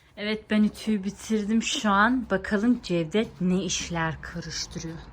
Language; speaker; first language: Turkish; native; Turkish